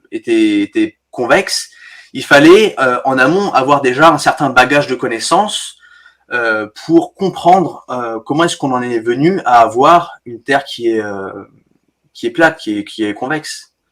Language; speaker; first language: French; native; French